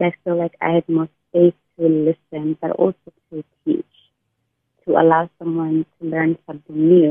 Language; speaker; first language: English; non-native, local second language; Xhosa